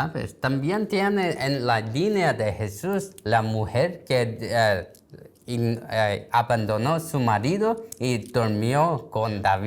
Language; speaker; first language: Spanish; non-native, learner; Korean